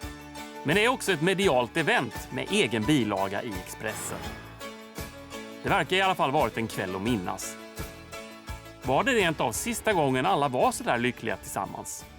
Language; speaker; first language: Swedish; native; Swedish